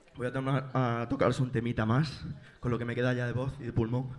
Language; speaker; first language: Spanish; native; Spanish